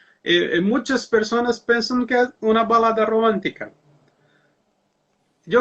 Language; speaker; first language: Spanish; non-native, learner; Portuguese